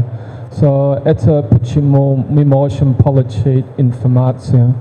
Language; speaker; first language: Russian; non-native, learner; English